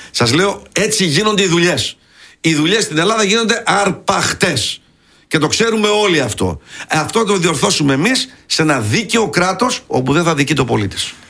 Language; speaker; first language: Greek; early bilingual, heritage; Greek